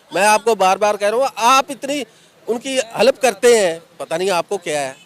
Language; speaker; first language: Urdu; non-native, local second language; Punjabi